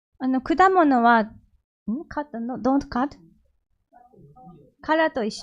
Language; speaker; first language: Japanese; non-native, fluent; Korean